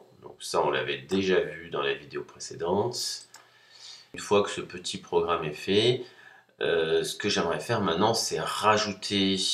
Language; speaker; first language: French; native; French